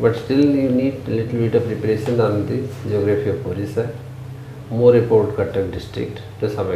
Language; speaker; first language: English; non-native, local second language; Odia